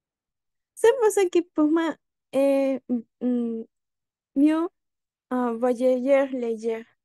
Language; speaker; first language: French; non-native, learner; Spanish